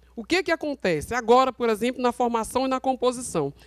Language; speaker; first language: Portuguese; native; Portuguese